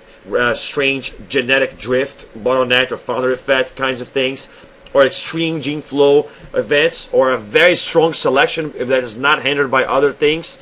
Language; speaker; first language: English; non-native, fluent; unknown